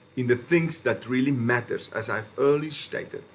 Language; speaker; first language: English; non-native, local second language; Afrikaans